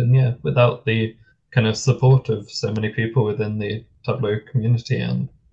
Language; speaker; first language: English; native; English